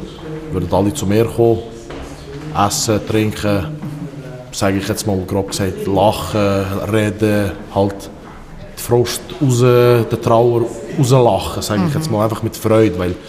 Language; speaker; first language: German; early bilingual, other home language; Albanian